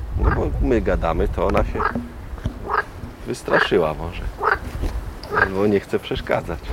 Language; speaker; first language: Polish; native; Polish